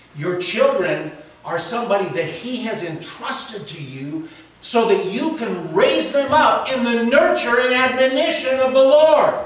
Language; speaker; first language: English; native; English